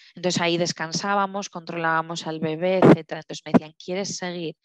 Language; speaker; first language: Spanish; native; Spanish